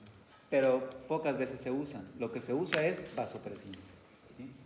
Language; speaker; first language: Spanish; native; Spanish